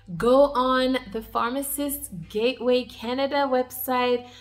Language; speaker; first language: English; native; English